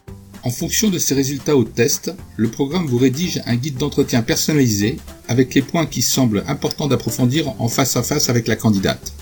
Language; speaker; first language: French; native; French